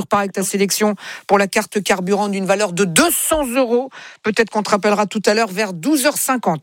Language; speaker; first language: French; native; French